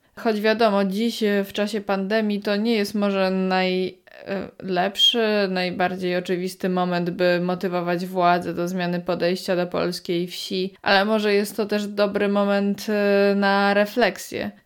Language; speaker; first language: Polish; native; Polish